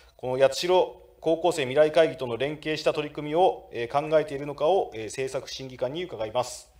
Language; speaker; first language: Japanese; native; Japanese